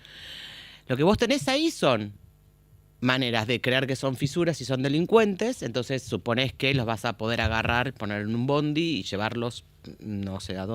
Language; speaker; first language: Spanish; native; Spanish